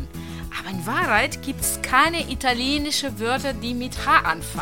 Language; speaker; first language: German; non-native, fluent; Italian